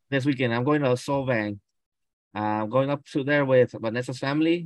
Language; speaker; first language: English; early bilingual, other home language; Spanish